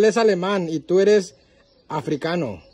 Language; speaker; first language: Spanish; native; Spanish